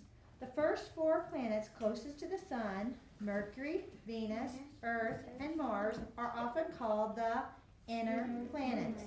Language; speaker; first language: English; native; English